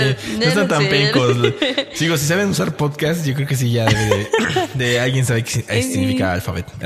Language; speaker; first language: Spanish; native; Spanish